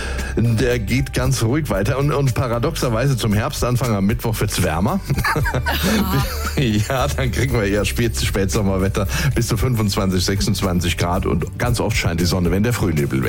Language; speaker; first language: German; native; German